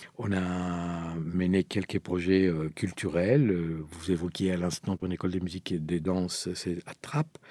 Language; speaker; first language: French; non-native, fluent; Spanish